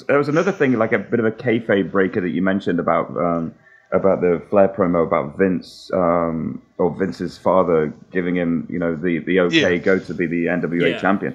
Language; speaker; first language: English; native; English